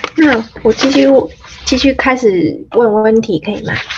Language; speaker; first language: Chinese; non-native, fluent; Vietnamese